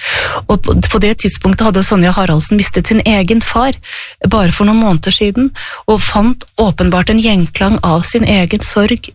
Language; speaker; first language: Norwegian; native; Norwegian